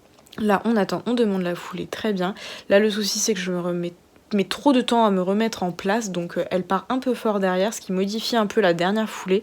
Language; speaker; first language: French; native; French